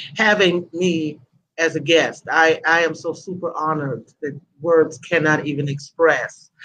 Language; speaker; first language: English; native; English